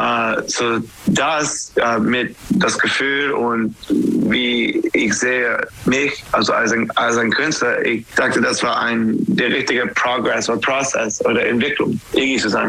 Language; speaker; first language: German; non-native, learner; English